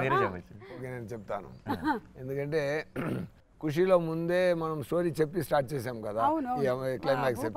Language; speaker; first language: Telugu; non-native, learner; Tamil